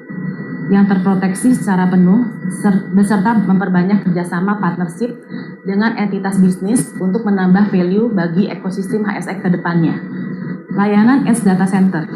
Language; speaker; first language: Indonesian; native; Indonesian